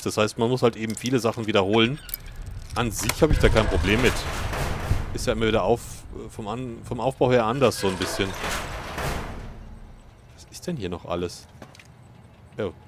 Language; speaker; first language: German; native; German